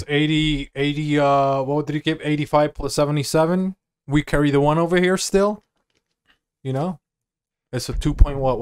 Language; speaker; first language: English; native; English